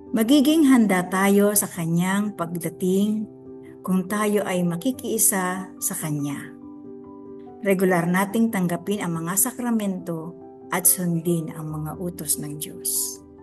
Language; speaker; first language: Filipino; native; Filipino